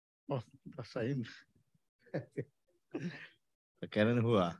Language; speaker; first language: Portuguese; non-native, local second language; Yanomámi